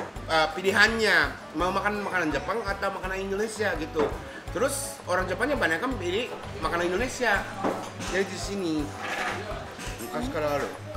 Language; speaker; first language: Indonesian; non-native, fluent; Japanese